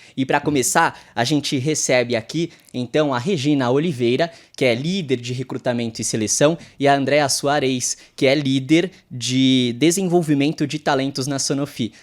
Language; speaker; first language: Portuguese; native; Portuguese